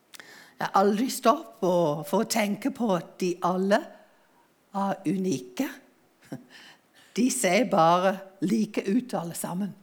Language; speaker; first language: Norwegian; non-native, fluent; English